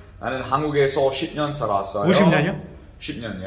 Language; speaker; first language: Korean; non-native, learner; English